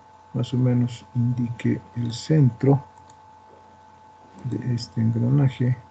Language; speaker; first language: Spanish; native; Spanish